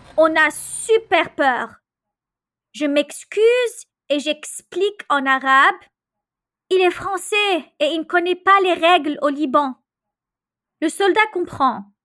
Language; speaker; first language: French; non-native, local second language; Arabic